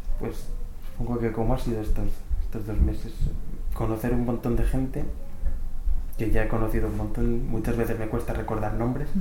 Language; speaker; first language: Spanish; native; Spanish